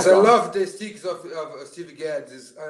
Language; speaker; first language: English; non-native, learner; Portuguese